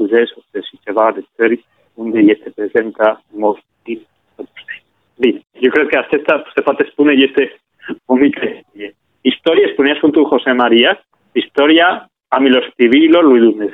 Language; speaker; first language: Romanian; non-native, fluent; Spanish